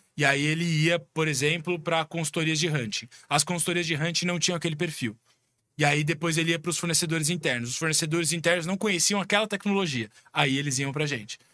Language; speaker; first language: Portuguese; native; Portuguese